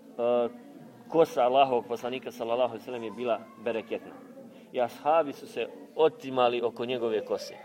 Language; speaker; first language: Bosnian; native; Bosnian